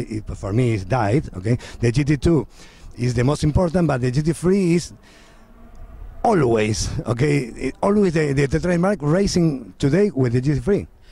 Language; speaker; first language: English; non-native, learner; Spanish